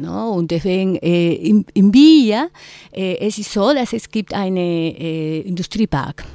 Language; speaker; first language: German; non-native, fluent; Spanish